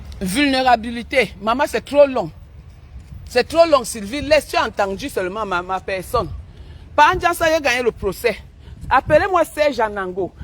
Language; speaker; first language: French; non-native, local second language; Basaa